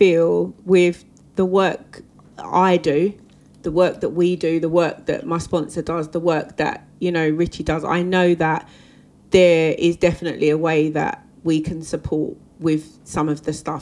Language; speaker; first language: English; native; English